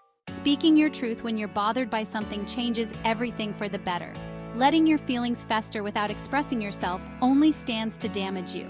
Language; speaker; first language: English; native; English